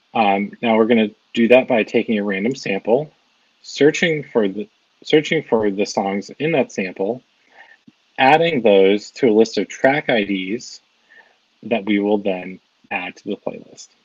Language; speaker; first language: English; native; English